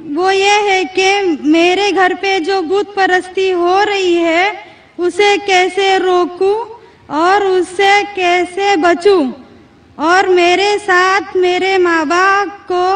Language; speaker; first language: Hindi; non-native, local second language; Marathi